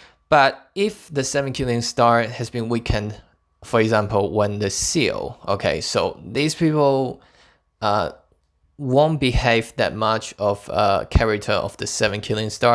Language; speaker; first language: English; non-native, fluent; Chinese